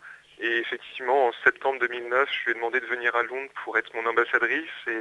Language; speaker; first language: French; native; French